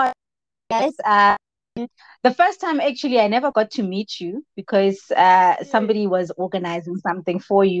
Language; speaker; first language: English; non-native, local second language; Zulu